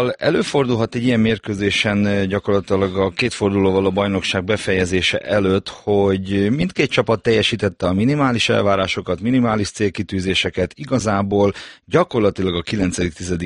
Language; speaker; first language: Hungarian; native; Hungarian